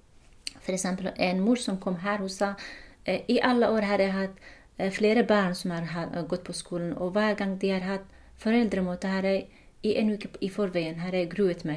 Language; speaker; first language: Norwegian; non-native, fluent; Kurdish